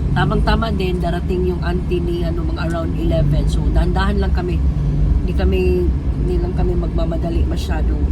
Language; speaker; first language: Filipino; non-native, local second language; Bikol